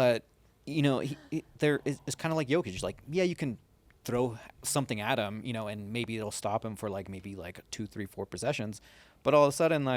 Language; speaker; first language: English; native; English